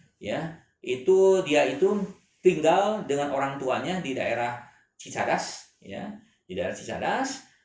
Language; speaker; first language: Indonesian; non-native, local second language; Chinese